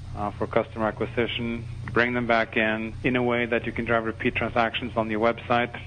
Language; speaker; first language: English; non-native, fluent; Norwegian